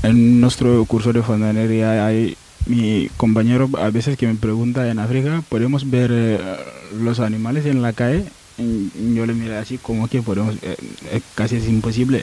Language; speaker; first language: Spanish; non-native, learner; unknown